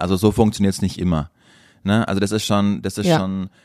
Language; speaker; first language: German; native; German